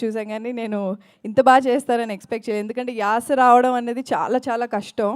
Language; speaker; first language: Telugu; native; Telugu